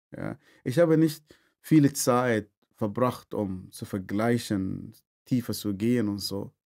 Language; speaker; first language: German; non-native, fluent; Arabic